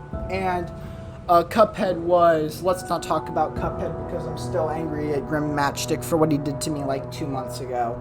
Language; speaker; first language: English; native; English